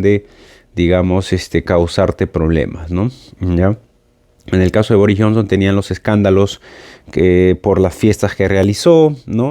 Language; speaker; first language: Spanish; native; Spanish